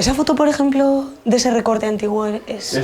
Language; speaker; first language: Spanish; native; Spanish